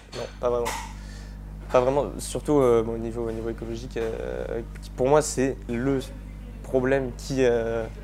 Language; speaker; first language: French; native; French